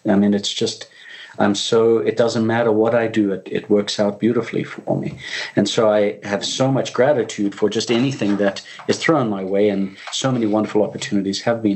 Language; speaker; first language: English; native; English